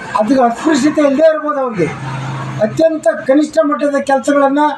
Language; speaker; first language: Kannada; native; Kannada